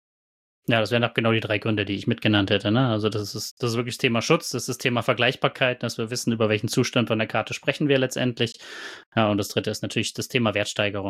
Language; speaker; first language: German; native; German